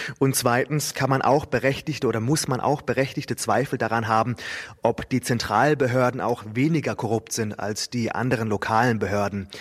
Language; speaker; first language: German; native; German